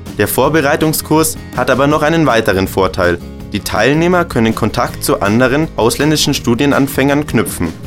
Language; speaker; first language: German; native; German